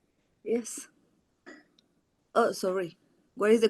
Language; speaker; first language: English; non-native, learner; Spanish